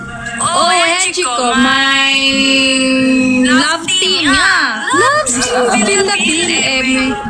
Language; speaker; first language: English; non-native, learner; Filipino